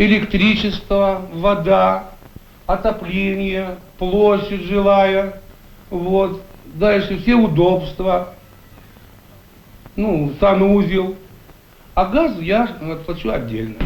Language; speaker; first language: Russian; native; Russian